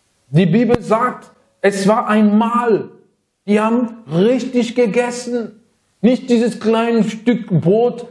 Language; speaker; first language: German; non-native, fluent; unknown